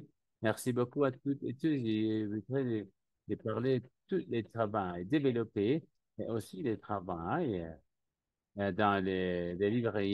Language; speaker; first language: French; non-native, learner; Spanish